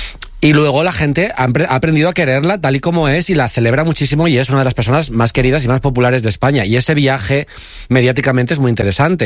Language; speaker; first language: Spanish; native; Spanish